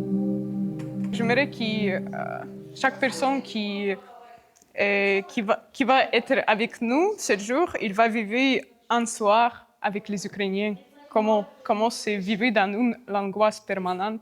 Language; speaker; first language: French; non-native, learner; Ukrainian